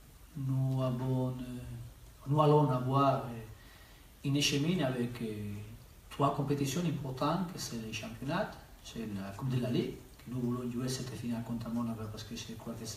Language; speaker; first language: French; non-native, learner; Spanish